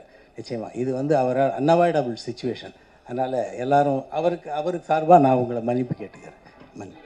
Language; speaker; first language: Tamil; native; Tamil